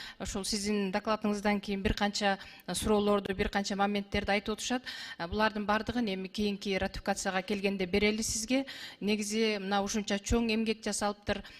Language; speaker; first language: Kyrgyz; native; Kyrgyz